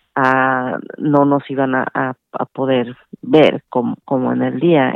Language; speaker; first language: Spanish; native; Spanish